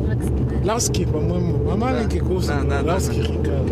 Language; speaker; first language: Russian; non-native, learner; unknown